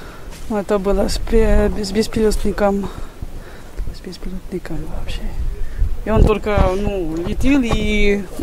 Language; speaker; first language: Russian; non-native, learner; French